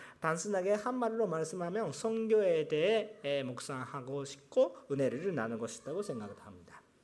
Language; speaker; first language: Korean; non-native, fluent; Japanese